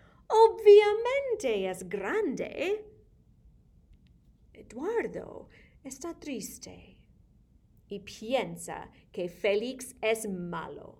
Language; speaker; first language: Spanish; non-native, fluent; English